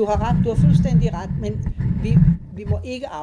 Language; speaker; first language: Danish; non-native, fluent; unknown